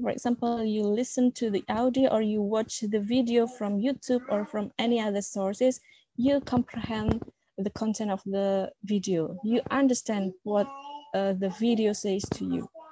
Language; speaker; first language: English; non-native, fluent; Indonesian